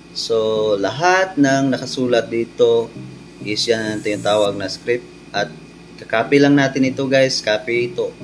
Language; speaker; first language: Filipino; non-native, local second language; Cebuano